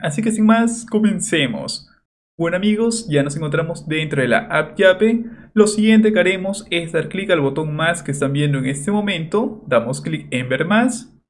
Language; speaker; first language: Spanish; native; Spanish